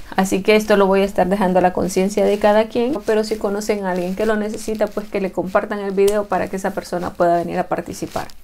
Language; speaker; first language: Spanish; native; Spanish